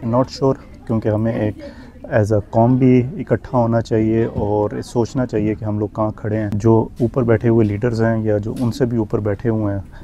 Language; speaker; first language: Urdu; non-native, local second language; Punjabi